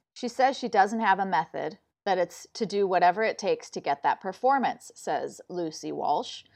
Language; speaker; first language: English; native; English